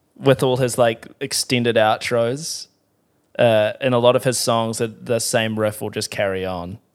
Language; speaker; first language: English; native; English